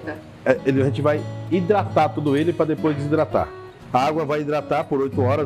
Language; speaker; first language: Portuguese; native; Portuguese